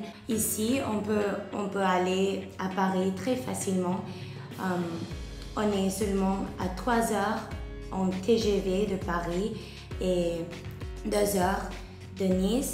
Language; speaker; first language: French; non-native, learner; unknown